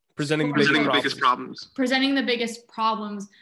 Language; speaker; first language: English; native; English